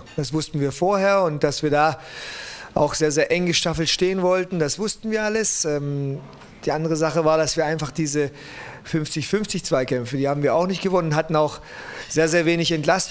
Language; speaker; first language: German; early bilingual, other home language; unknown